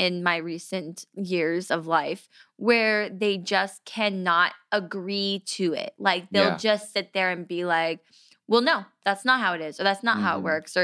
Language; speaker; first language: English; native; English